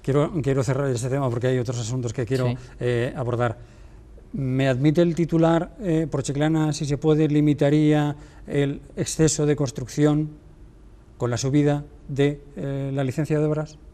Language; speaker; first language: Spanish; native; Spanish